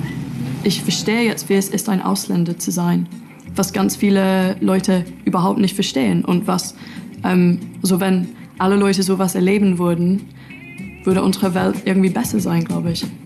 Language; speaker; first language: German; non-native, fluent; English